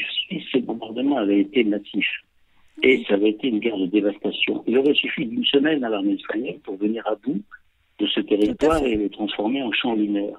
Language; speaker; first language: French; native; French